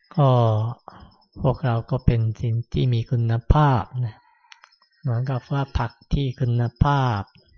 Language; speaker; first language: Thai; non-native, fluent; Japanese